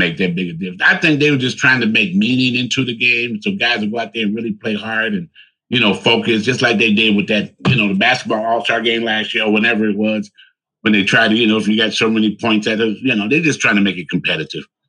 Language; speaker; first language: English; native; English